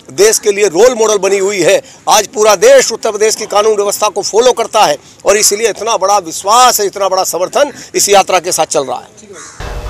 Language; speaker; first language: Hindi; native; Hindi